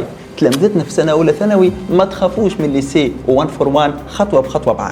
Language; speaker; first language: Arabic; native; Arabic